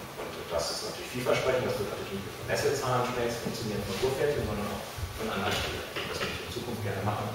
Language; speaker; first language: German; native; German